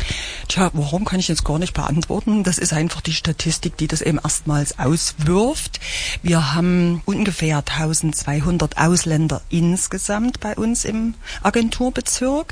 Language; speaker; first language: German; native; German